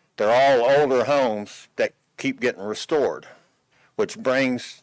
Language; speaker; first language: English; native; English